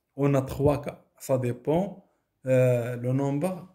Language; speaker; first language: French; non-native, local second language; Arabic